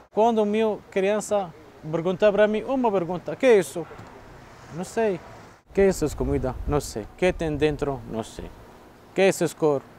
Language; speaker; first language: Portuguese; non-native, learner; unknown